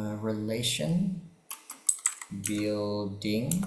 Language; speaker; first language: English; non-native, fluent; Indonesian